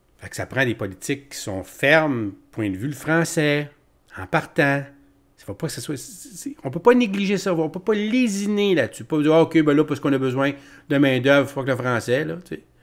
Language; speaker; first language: French; native; French